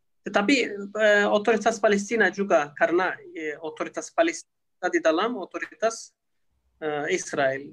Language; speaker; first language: Indonesian; non-native, learner; Turkish